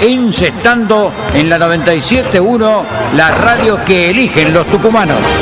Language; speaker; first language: Spanish; native; Spanish